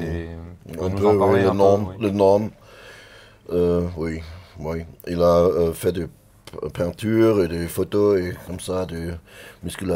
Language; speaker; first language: French; non-native, learner; German